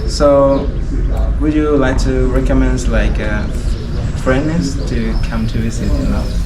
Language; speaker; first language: English; non-native, learner; Lao